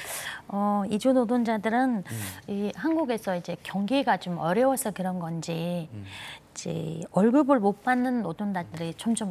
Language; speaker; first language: Korean; non-native, fluent; Mongolian